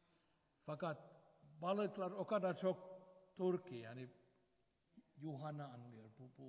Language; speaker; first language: Turkish; non-native, fluent; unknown